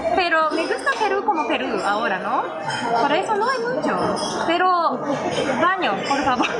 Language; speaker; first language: Spanish; non-native, learner; Japanese